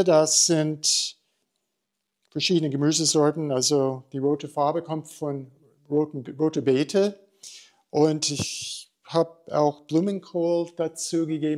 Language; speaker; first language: German; non-native, fluent; English